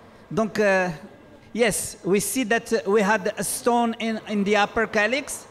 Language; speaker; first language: English; non-native, fluent; Arabic